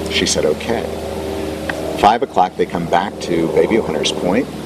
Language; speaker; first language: English; native; English